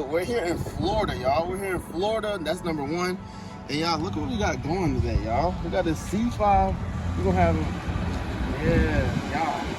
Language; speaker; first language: English; native; English